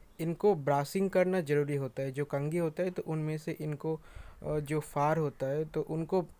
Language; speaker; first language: Hindi; native; Hindi